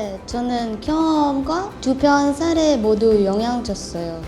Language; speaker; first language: Korean; non-native, learner; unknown